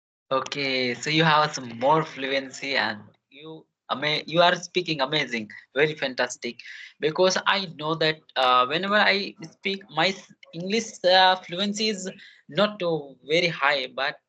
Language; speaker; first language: English; non-native, learner; Hindi